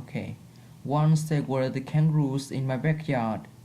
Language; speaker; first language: English; non-native, fluent; Vietnamese